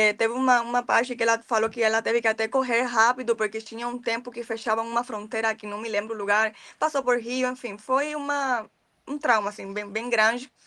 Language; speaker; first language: Portuguese; non-native, fluent; Spanish